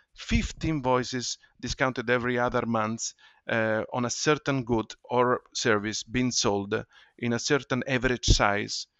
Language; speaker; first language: English; non-native, fluent; Italian